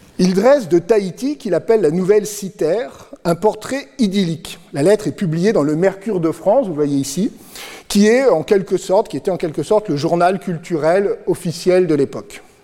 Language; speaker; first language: French; native; French